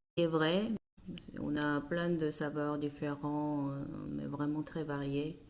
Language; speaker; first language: French; non-native, fluent; Korean